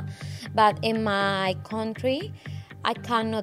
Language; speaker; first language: English; non-native, learner; Spanish